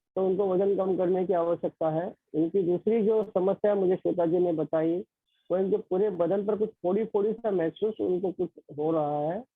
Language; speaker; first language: Hindi; non-native, local second language; Marathi